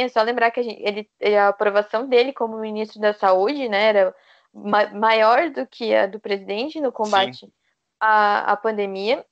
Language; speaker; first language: Portuguese; native; Portuguese